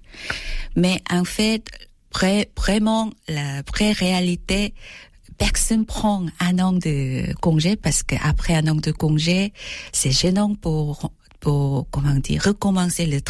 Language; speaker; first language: French; non-native, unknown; Korean